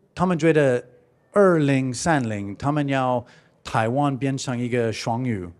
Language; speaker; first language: Chinese; non-native, fluent; English